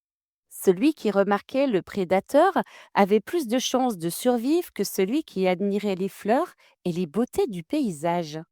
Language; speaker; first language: French; native; French